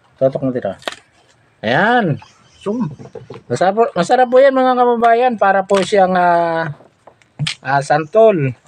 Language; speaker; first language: Filipino; native; Filipino